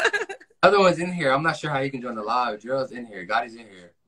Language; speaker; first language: English; native; English